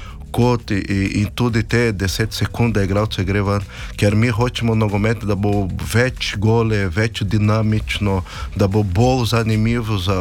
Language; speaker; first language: Slovenian; non-native, learner; Portuguese